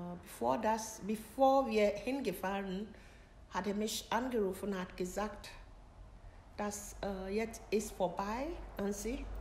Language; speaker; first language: German; non-native, learner; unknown